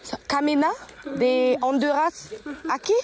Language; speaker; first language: Spanish; non-native, learner; English